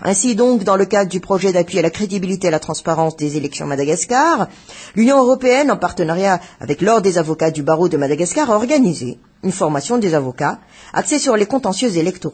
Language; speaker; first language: French; non-native, local second language; Malagasy